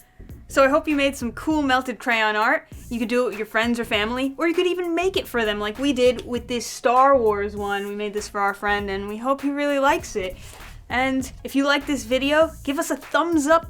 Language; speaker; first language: English; native; English